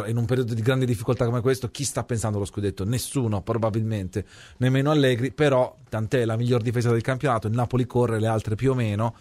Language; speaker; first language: Italian; native; Italian